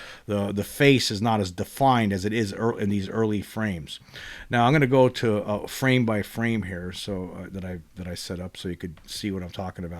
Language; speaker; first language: English; native; English